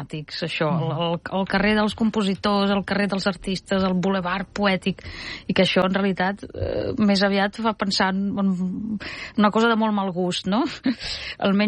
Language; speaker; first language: Catalan; non-native, fluent; Russian